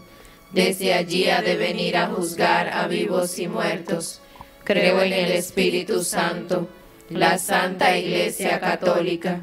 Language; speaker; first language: Spanish; native; Spanish